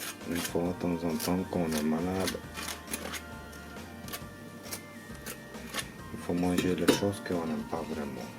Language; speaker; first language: French; non-native, learner; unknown